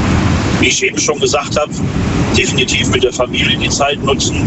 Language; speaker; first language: German; native; German